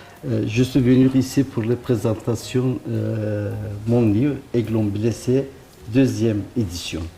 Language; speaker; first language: French; non-native, learner; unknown